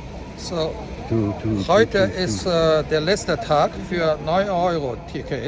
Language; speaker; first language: German; non-native, fluent; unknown